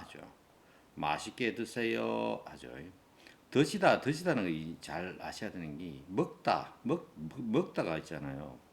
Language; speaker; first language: Korean; native; Korean